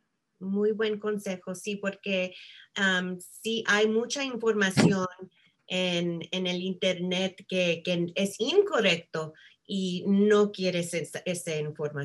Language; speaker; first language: Spanish; early bilingual, heritage; Spanish